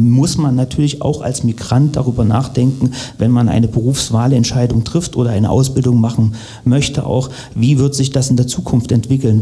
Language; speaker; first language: German; native; German